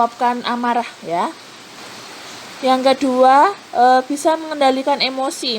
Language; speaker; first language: Indonesian; native; Indonesian